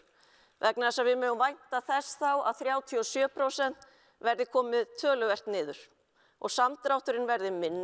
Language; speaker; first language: Icelandic; native; Icelandic